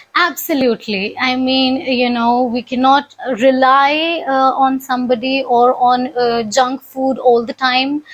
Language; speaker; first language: English; non-native, local second language; Punjabi